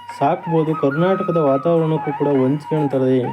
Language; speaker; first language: Kannada; native; Kannada